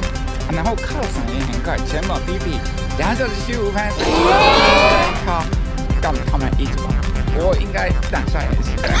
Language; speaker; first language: Chinese; non-native, learner; Japanese